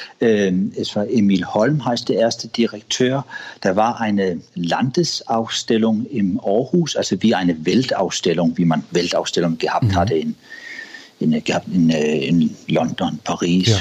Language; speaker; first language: German; non-native, learner; Danish